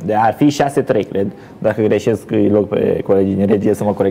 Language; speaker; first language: Romanian; native; Romanian